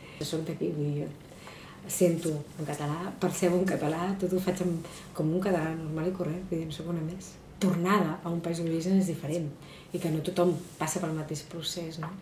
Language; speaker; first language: Catalan; early bilingual, other home language; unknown